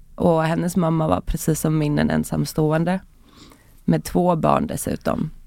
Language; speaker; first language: Swedish; early bilingual, other home language; Estonian